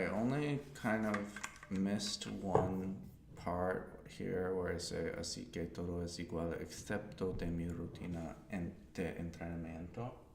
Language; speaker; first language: Spanish; non-native, learner; English